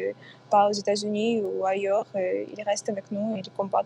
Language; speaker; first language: French; non-native, fluent; Ukrainian